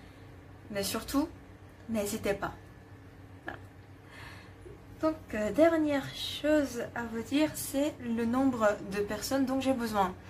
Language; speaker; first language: French; non-native, fluent; Korean